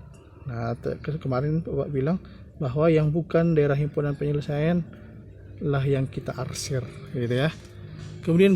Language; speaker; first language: Indonesian; native; Indonesian